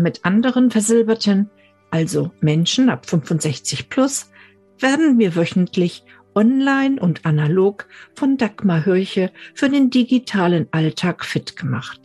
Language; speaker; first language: German; native; German